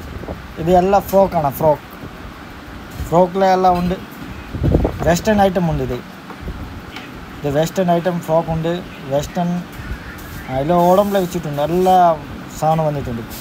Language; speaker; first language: Malayalam; non-native, local second language; Hindi